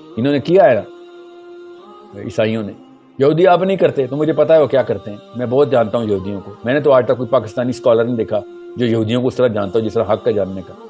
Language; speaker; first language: Urdu; early bilingual, heritage; Urdu